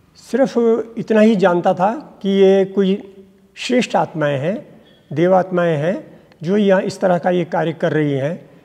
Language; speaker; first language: Hindi; native; Hindi